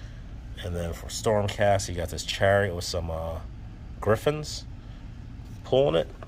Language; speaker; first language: English; native; English